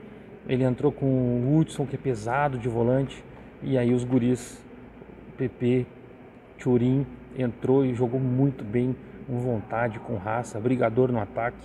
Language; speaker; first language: Portuguese; native; Portuguese